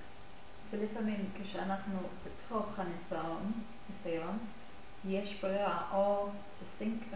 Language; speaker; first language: Hebrew; non-native, learner; English